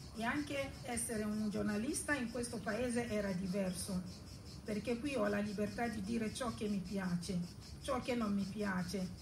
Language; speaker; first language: Italian; non-native, fluent; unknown